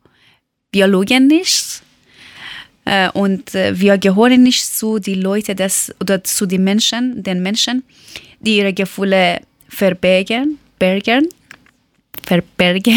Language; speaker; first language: German; non-native, learner; Persian